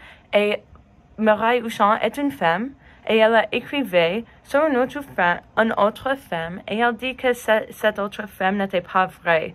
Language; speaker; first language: French; non-native, learner; English